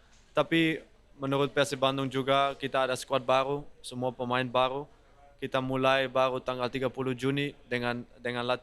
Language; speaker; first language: Indonesian; non-native, fluent; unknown